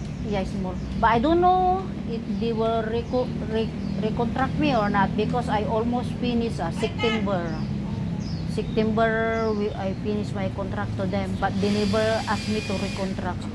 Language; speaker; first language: English; non-native, local second language; Filipino